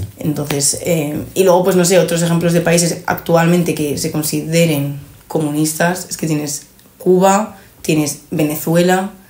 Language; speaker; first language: Spanish; native; Spanish